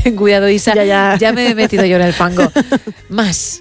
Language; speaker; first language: Spanish; native; Spanish